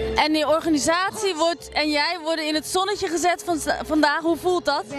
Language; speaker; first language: Dutch; native; Dutch